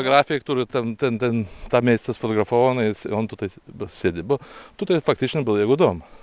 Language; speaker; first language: Polish; non-native, learner; Lithuanian